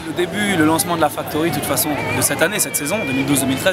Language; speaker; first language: French; native; French